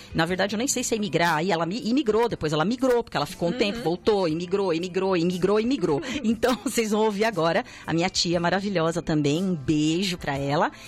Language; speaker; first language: Portuguese; native; Portuguese